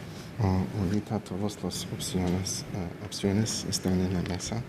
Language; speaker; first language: Spanish; early bilingual, heritage; English